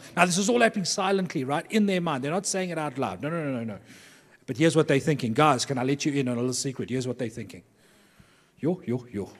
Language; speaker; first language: English; native; English